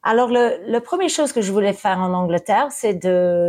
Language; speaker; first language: French; early bilingual, heritage; English